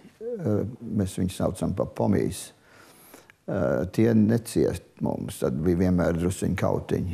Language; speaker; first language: Latvian; early bilingual, heritage; Latvian